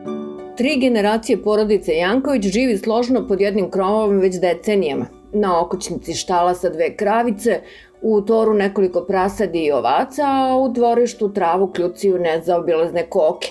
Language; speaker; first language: Serbian; native; Serbian